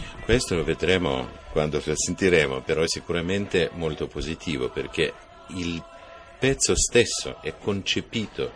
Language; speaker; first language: Italian; non-native, fluent; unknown